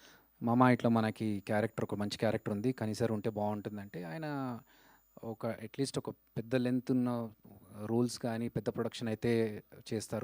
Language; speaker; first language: Telugu; native; Telugu